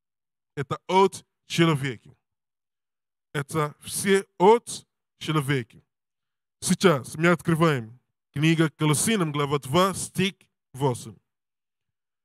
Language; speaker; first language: Russian; non-native, learner; English